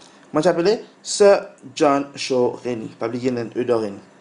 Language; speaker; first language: French; non-native, local second language; Morisyen